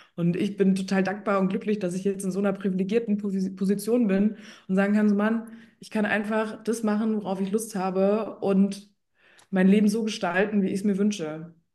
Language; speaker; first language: German; early bilingual, other home language; Polish